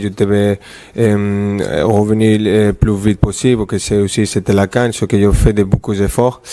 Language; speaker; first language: French; non-native, fluent; Spanish